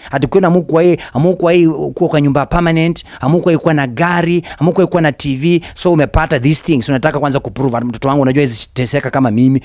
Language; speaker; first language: Swahili; non-native, local second language; Luyia